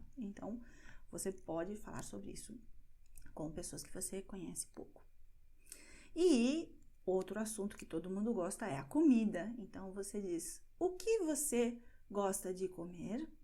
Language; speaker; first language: Portuguese; non-native, fluent; Spanish